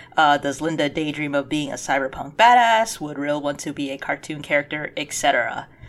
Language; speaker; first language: English; early bilingual, other home language; Cantonese